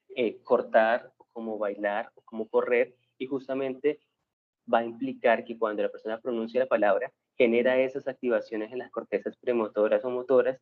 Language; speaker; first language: Spanish; native; Spanish